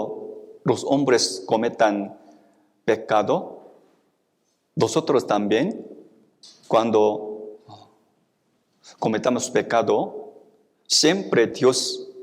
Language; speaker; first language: Spanish; non-native, fluent; Korean